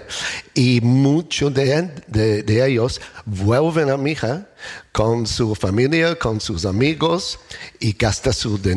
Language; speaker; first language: Spanish; non-native, learner; English